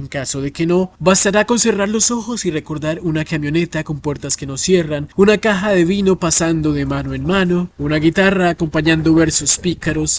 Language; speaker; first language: Spanish; native; Spanish